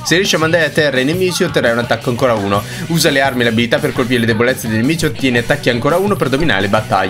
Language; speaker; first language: Italian; native; Italian